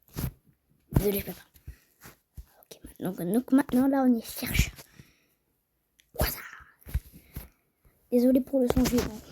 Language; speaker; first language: French; native; French